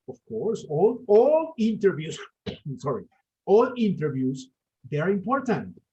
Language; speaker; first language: English; non-native, fluent; Spanish